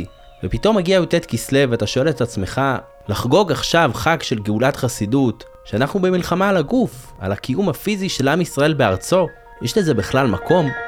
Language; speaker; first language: Hebrew; native; Hebrew